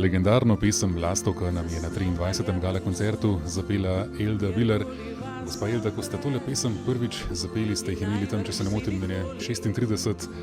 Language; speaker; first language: Slovenian; native; Slovenian